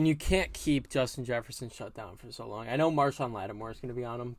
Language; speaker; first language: English; native; English